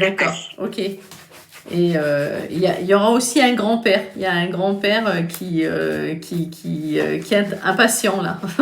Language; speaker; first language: French; native; French